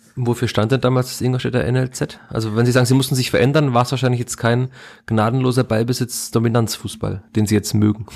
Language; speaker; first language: German; native; German